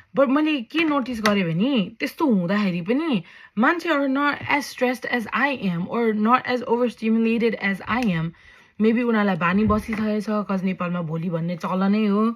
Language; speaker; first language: Nepali; early bilingual, heritage; Nepali